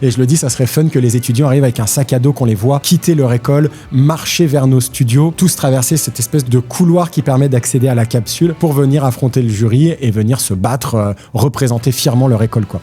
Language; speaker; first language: French; native; French